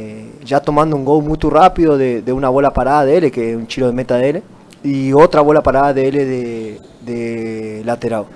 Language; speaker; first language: Portuguese; non-native, fluent; Spanish